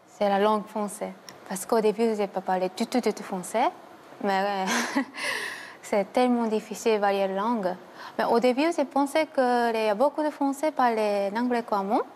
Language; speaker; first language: French; non-native, learner; Japanese